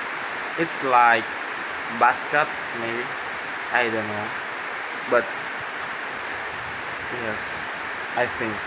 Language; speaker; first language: English; non-native, learner; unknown